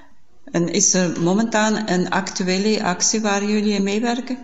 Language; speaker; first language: Dutch; non-native, fluent; German